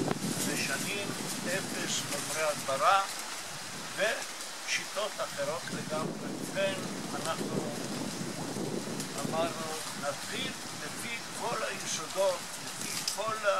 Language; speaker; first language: Hebrew; non-native, fluent; Italian